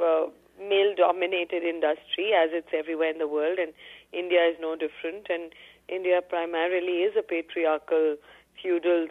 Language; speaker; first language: English; non-native, local second language; Hindi